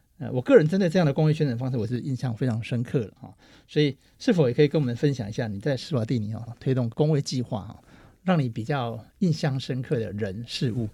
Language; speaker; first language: Chinese; native; Chinese